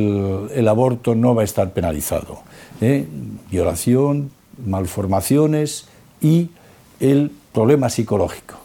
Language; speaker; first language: Spanish; native; Spanish